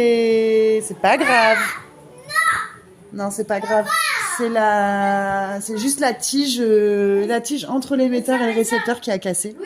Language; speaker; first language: French; native; French